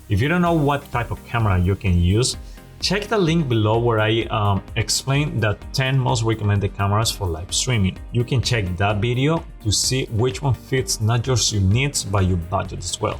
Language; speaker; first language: English; non-native, fluent; Spanish